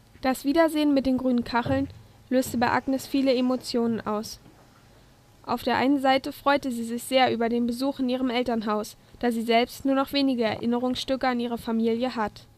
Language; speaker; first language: German; native; German